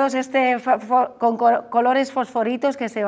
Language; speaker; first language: Spanish; native; Spanish